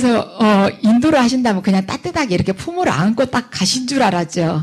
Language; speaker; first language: Korean; native; Korean